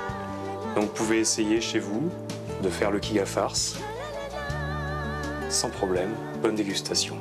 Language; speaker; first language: French; native; French